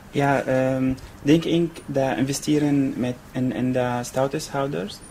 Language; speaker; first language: Dutch; non-native, learner; Arabic